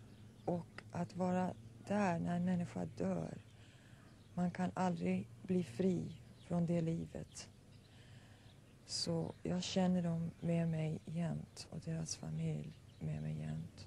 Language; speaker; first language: Swedish; early bilingual, heritage; Swedish